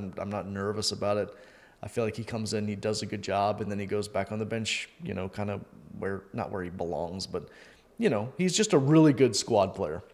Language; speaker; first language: English; native; English